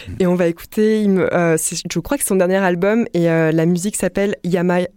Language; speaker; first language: French; native; French